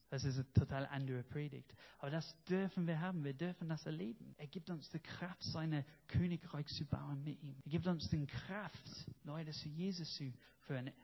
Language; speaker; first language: German; non-native, fluent; English